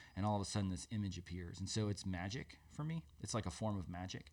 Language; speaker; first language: English; native; English